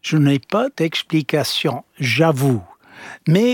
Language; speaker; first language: French; non-native, fluent; English